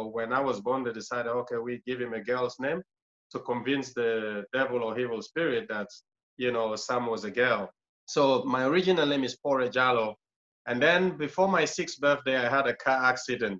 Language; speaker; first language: English; non-native, local second language; Krio